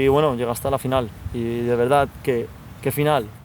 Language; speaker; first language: Spanish; native; Spanish